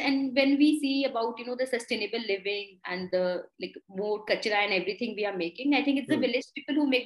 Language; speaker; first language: English; non-native, local second language; Hindi